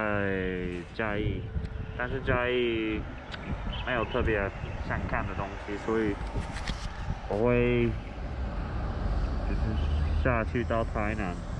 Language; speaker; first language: Chinese; non-native, fluent; English